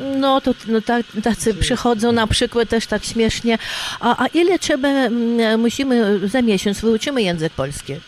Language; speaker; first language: Polish; early bilingual, heritage; Polish